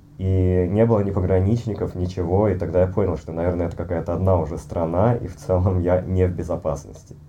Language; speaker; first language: Russian; native; Russian